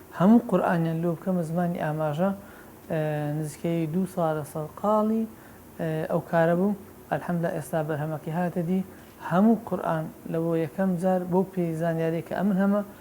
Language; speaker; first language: Central Kurdish; native; Central Kurdish